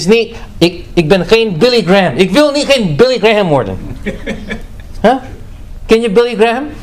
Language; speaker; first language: Dutch; non-native, fluent; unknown